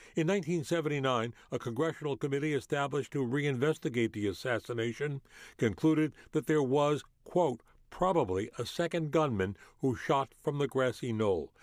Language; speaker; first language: English; native; English